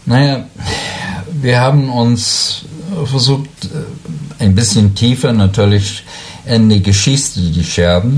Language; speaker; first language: German; non-native, learner; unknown